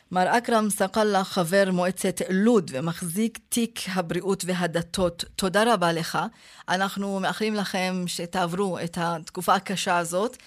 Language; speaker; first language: Hebrew; non-native, local second language; Arabic